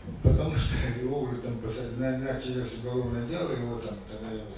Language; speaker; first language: Russian; native; Russian